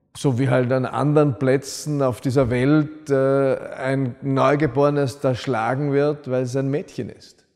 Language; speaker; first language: German; native; German